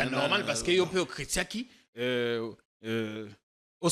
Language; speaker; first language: French; non-native, local second language; Lingala